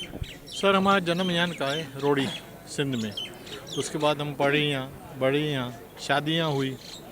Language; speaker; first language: Hindi; non-native, local second language; Sindhi